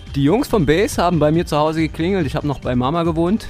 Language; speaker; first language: German; native; German